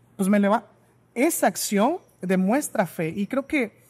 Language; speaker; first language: Spanish; native; Spanish